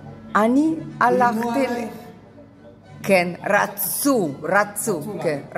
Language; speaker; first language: Hebrew; non-native, fluent; Russian